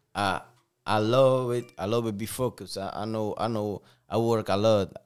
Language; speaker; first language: English; non-native, learner; Spanish